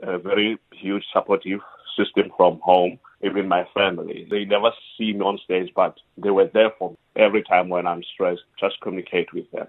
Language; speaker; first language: English; non-native, local second language; Southern Sotho